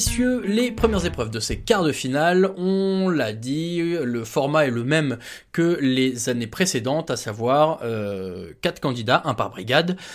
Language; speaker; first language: French; native; French